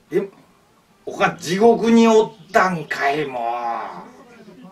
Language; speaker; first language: Japanese; native; Japanese